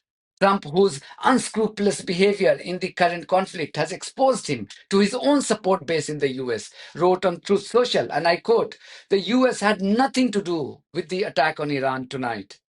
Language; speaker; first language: English; non-native, local second language; Hindi